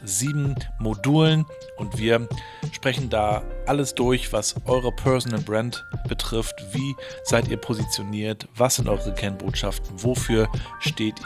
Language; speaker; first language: German; native; German